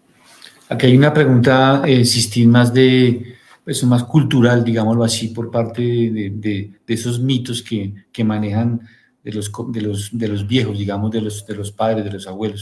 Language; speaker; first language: Spanish; native; Spanish